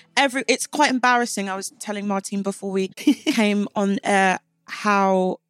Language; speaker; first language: English; native; English